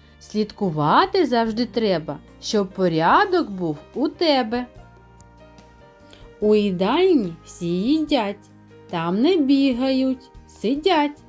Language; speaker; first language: Ukrainian; native; Ukrainian